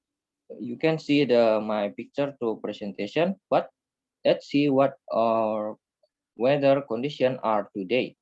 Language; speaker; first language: English; non-native, learner; Indonesian